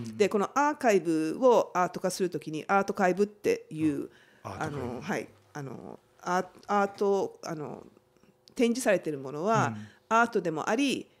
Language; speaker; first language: Japanese; native; Japanese